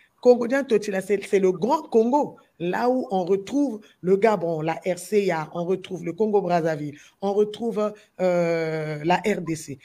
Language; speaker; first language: French; non-native, local second language; Lingala